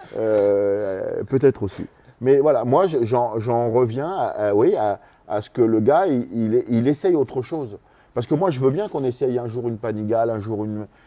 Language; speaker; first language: French; native; French